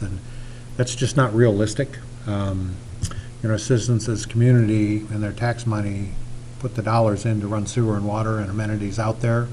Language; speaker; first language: English; native; English